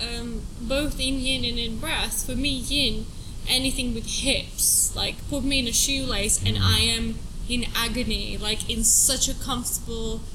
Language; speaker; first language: English; non-native, fluent; Russian